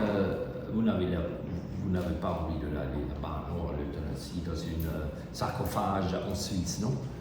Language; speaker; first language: French; non-native, learner; German